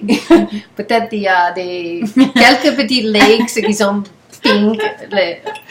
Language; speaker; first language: French; non-native, learner; English